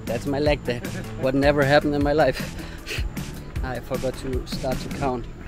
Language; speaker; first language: English; non-native, fluent; German